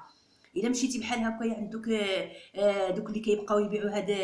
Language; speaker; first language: Arabic; native; Arabic